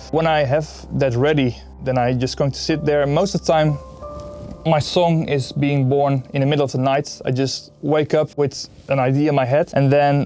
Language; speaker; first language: English; non-native, fluent; Dutch